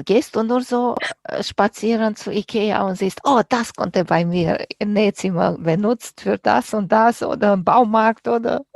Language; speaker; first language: German; non-native, fluent; Romanian